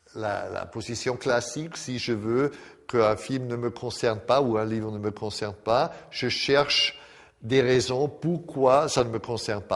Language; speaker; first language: French; non-native, fluent; German